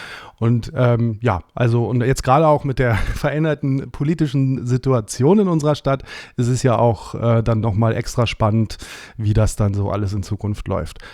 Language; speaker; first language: German; native; German